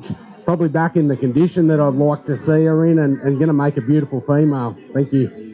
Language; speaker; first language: English; native; English